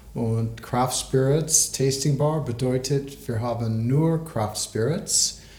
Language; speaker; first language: German; non-native, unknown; English